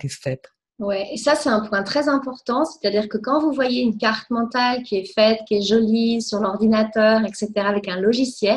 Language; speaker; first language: French; native; French